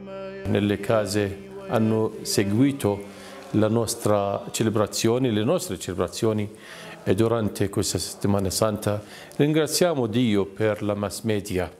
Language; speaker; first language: Italian; non-native, fluent; Arabic